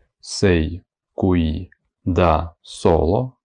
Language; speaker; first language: Italian; non-native, fluent; Ukrainian